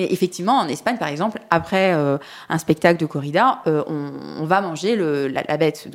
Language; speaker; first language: French; native; French